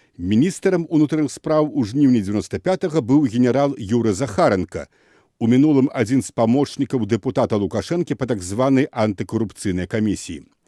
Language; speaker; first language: Belarusian; native; Belarusian